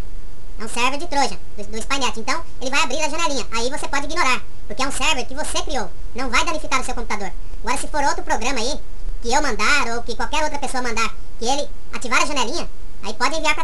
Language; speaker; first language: Portuguese; native; Portuguese